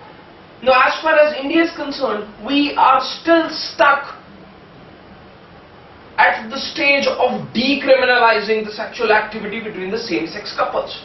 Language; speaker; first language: English; non-native, local second language; Hindi